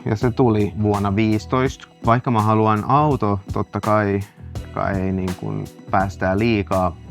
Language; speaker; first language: Finnish; non-native, local second language; Swedish